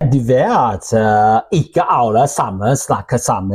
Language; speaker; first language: Norwegian; non-native, learner; Welsh